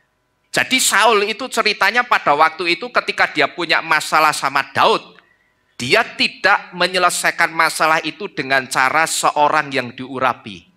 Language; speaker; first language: Indonesian; native; Indonesian